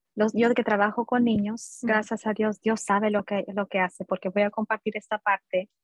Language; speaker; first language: Spanish; early bilingual, heritage; Spanish